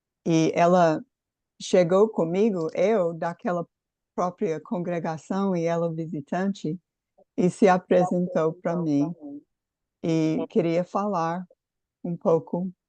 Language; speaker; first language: Portuguese; non-native, fluent; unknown